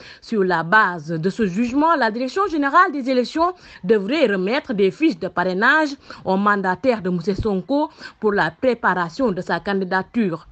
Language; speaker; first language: French; non-native, local second language; Wolof